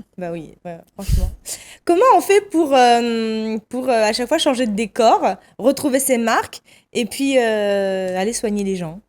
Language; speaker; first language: French; native; French